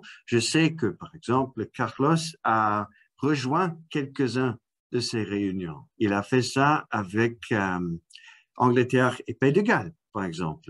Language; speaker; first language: French; non-native, fluent; English